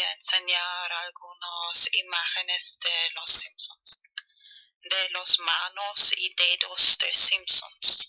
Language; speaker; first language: Spanish; non-native, fluent; German